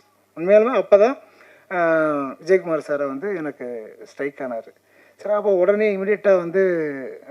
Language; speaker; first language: Tamil; native; Tamil